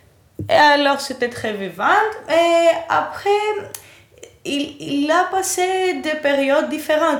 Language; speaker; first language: French; non-native, fluent; Greek